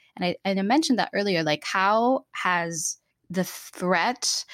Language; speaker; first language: English; non-native, local second language; Filipino